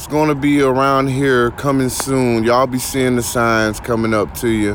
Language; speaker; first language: English; native; English